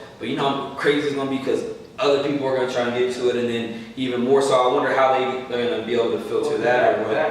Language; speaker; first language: English; native; English